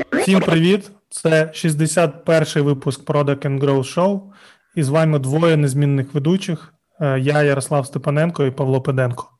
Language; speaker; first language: Ukrainian; non-native, local second language; Russian